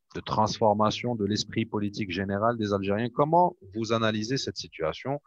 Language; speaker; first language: French; non-native, local second language; Arabic